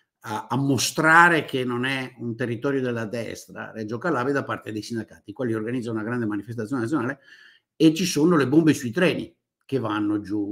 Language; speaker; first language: Italian; native; Italian